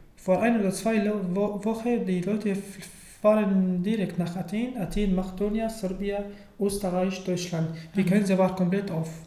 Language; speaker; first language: German; non-native, fluent; Arabic